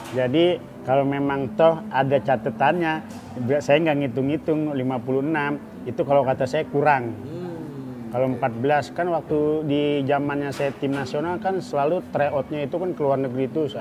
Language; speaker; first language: Indonesian; native; Indonesian